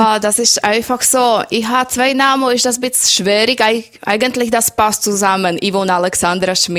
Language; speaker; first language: German; non-native, learner; Slovak